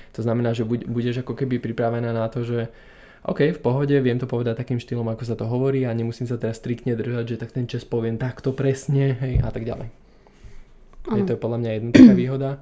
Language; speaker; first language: Slovak; native; Slovak